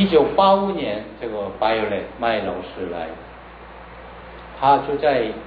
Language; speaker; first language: Chinese; non-native, learner; Korean